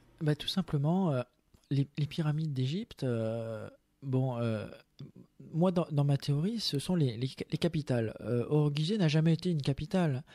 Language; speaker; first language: French; native; French